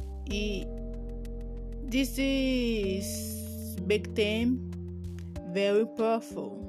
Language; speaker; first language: English; non-native, learner; Portuguese